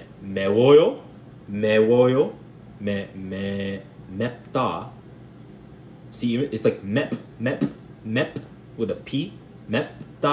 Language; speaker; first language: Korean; non-native, learner; English